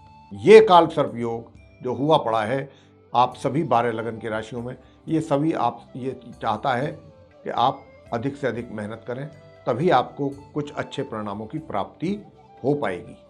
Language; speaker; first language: Hindi; native; Hindi